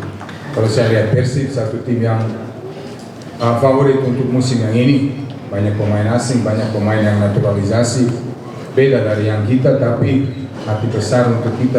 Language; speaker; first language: Indonesian; non-native, fluent; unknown